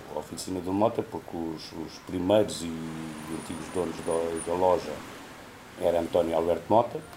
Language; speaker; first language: Portuguese; native; Portuguese